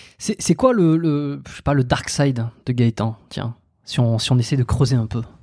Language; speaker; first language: French; native; French